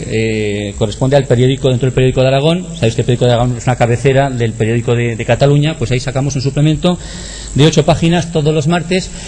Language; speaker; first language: Spanish; native; Spanish